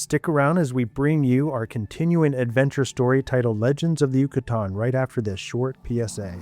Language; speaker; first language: English; native; English